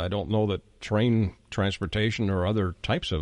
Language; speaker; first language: English; native; English